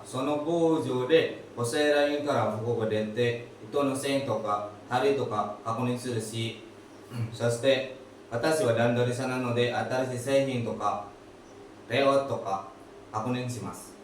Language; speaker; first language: Japanese; non-native, learner; Indonesian